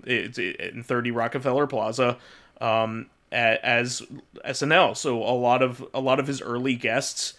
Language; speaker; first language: English; native; English